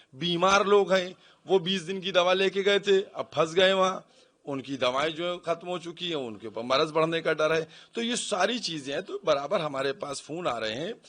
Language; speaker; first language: Urdu; native; Urdu